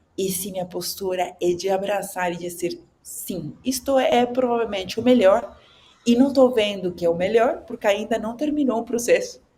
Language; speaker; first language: Portuguese; non-native, fluent; Spanish